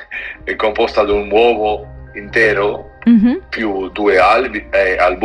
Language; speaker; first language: Italian; non-native, learner; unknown